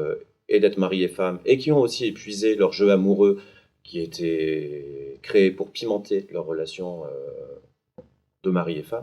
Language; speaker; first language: French; native; French